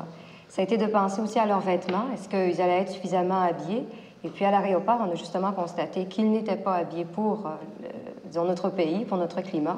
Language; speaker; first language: French; native; French